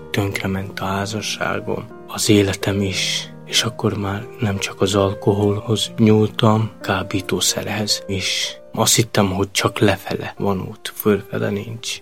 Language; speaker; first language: Hungarian; non-native, local second language; Romany